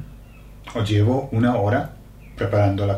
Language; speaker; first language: Spanish; non-native, fluent; English